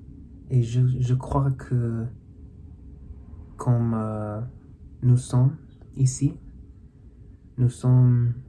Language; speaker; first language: French; non-native, learner; English